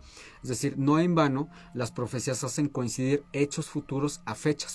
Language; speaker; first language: Spanish; native; Spanish